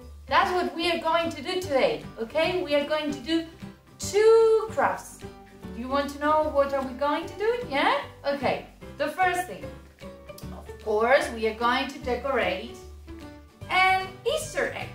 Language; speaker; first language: English; non-native, fluent; Spanish